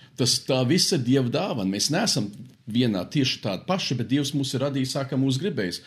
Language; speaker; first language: Latvian; early bilingual, heritage; Latvian